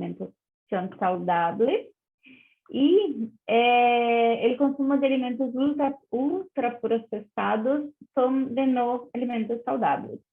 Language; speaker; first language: Spanish; non-native, learner; Portuguese